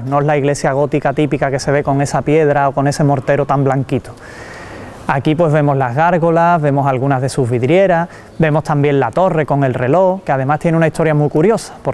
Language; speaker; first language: Spanish; native; Spanish